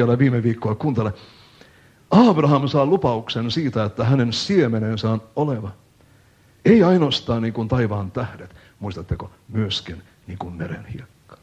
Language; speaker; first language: Finnish; native; Finnish